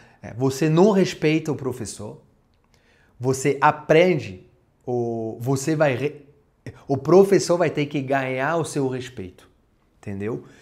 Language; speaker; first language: Portuguese; non-native, fluent; French